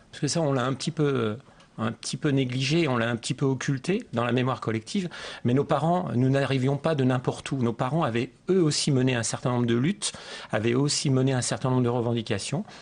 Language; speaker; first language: French; early bilingual, other home language; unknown